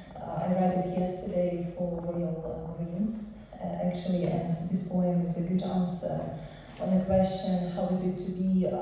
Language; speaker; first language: English; non-native, fluent; Ukrainian